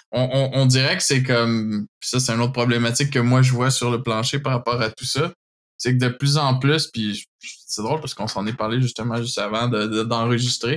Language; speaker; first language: French; native; French